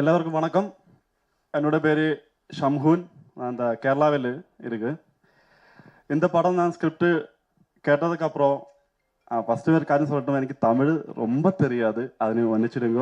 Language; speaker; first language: Tamil; non-native, learner; Malayalam